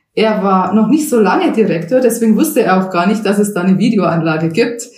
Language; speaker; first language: German; native; German